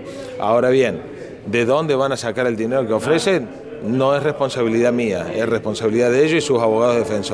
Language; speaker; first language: Spanish; native; Spanish